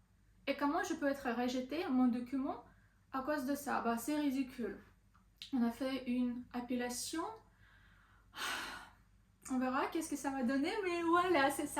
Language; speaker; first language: French; non-native, learner; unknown